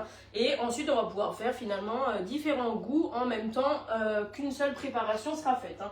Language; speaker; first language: French; native; French